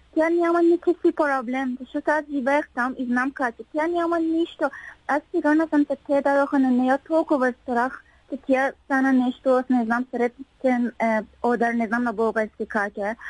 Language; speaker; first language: Bulgarian; non-native, learner; Persian